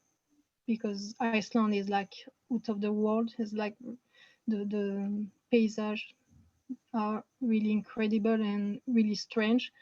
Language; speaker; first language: English; non-native, fluent; French